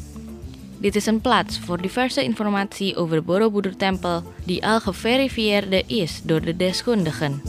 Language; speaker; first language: Dutch; non-native, learner; Indonesian